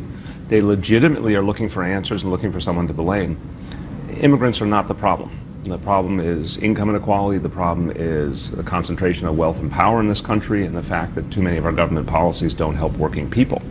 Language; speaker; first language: English; native; English